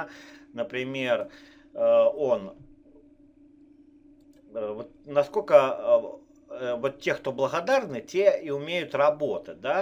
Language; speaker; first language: Russian; native; Russian